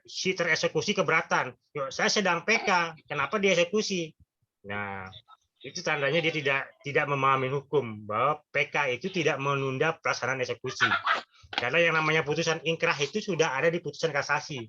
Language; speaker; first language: Indonesian; native; Indonesian